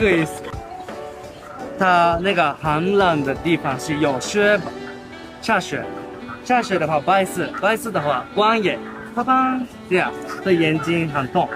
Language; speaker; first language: Chinese; non-native, learner; Japanese